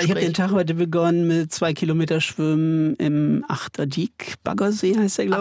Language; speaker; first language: German; native; German